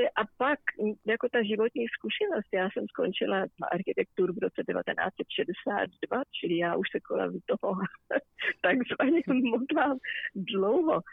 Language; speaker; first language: Czech; native; Czech